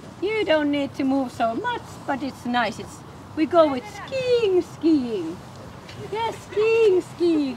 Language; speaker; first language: English; non-native, fluent; Finnish